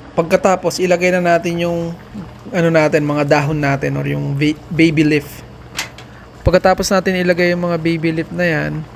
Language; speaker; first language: Filipino; non-native, local second language; Pampanga